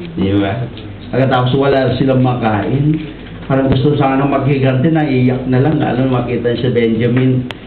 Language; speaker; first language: Filipino; non-native, local second language; Iloko